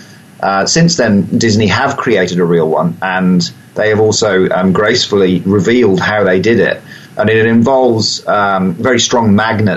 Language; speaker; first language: English; native; English